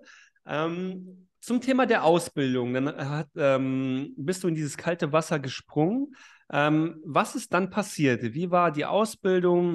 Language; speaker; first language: German; native; German